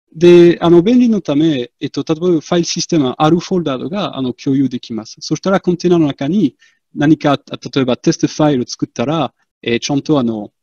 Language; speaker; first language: Japanese; non-native, fluent; French